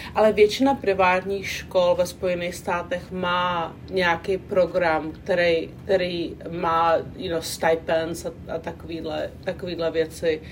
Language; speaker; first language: Czech; non-native, local second language; English